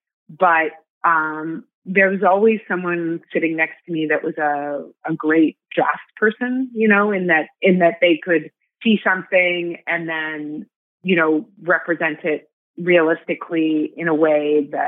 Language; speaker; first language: English; native; English